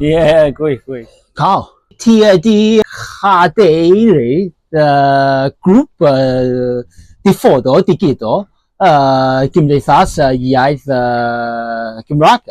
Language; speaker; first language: Welsh; non-native, learner; Cantonese